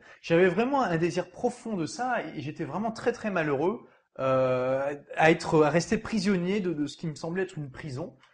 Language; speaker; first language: French; native; French